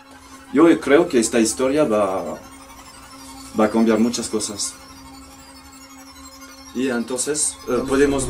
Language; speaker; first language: Spanish; non-native, fluent; French